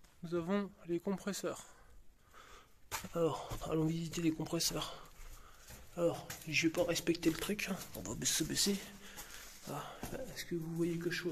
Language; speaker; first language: French; native; French